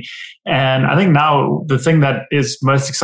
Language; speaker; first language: English; native; English